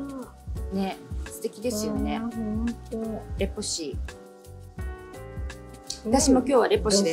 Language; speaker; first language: Japanese; native; Japanese